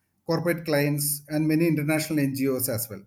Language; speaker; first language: English; non-native, local second language; Malayalam